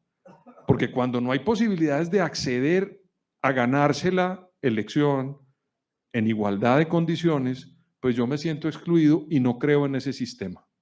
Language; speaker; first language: Spanish; native; Spanish